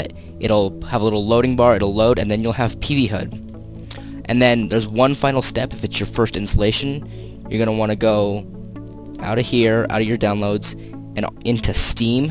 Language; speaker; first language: English; native; English